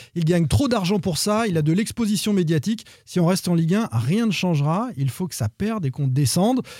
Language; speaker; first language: French; native; French